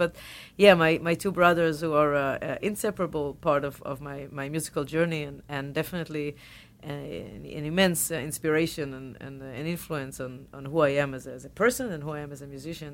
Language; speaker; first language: English; non-native, fluent; Hebrew